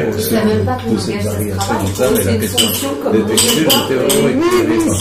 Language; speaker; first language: French; non-native, fluent; Italian